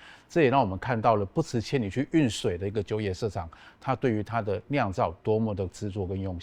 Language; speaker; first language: Chinese; native; Chinese